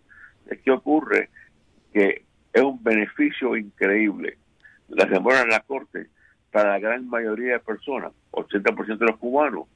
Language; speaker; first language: Spanish; native; Spanish